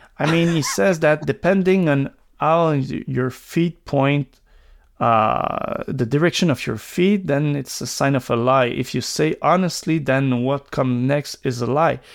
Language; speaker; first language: English; non-native, local second language; French